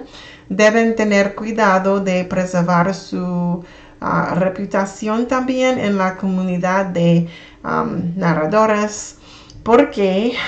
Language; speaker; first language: Spanish; non-native, learner; English